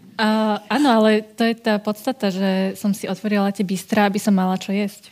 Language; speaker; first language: Slovak; early bilingual, other home language; Vietnamese